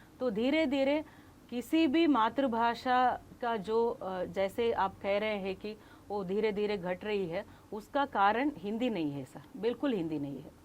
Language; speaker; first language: Hindi; non-native, local second language; Kannada